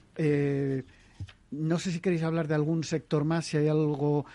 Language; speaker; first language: Spanish; native; Spanish